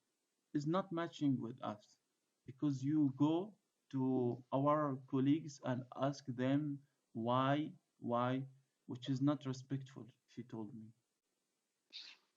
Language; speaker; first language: English; non-native, fluent; Arabic